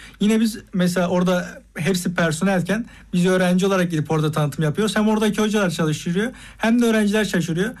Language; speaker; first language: Turkish; native; Turkish